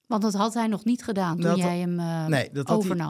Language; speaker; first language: Dutch; native; Dutch